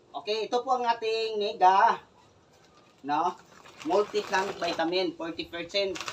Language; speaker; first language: Filipino; non-native, local second language; Cebuano